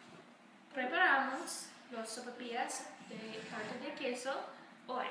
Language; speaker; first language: Spanish; non-native, learner; English